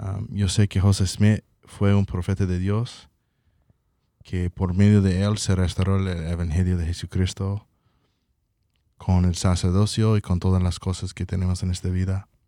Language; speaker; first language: Spanish; non-native, fluent; English